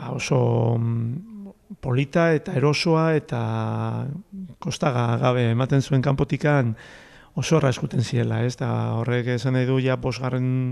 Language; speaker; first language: Basque; native; Basque